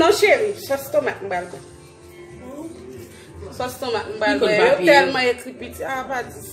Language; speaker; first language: French; non-native, learner; Haitian Creole